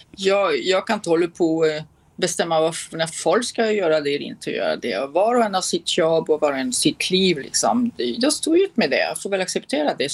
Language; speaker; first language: Swedish; non-native, fluent; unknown